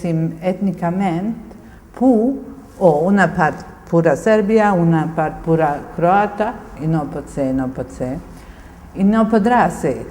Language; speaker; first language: Catalan; non-native, fluent; Bosnian